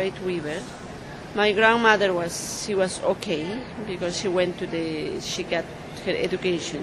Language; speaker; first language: English; non-native, learner; Spanish